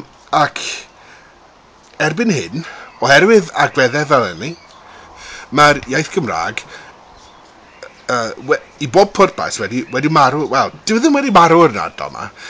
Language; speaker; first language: Welsh; non-native, local second language; English